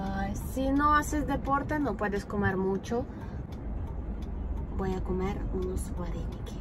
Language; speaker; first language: Spanish; non-native, learner; Ukrainian